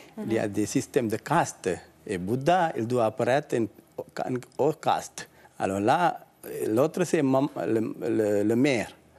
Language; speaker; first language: French; non-native, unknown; Sinhala